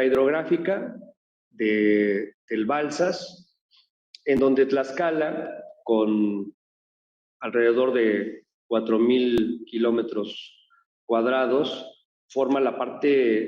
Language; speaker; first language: Spanish; native; Spanish